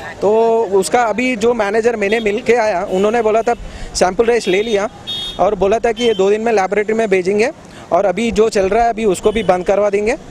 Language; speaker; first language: Hindi; non-native, local second language; Gujarati